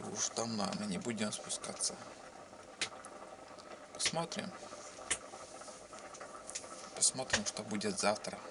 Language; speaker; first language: Russian; native; Russian